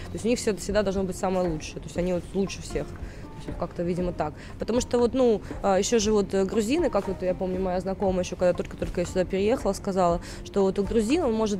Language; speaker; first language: Russian; native; Russian